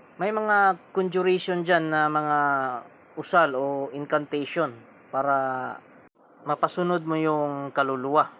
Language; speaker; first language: Filipino; non-native, local second language; Cebuano